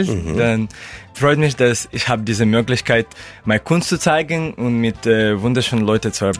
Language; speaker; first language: German; non-native, learner; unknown